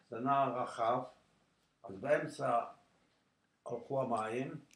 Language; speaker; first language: Hebrew; non-native, fluent; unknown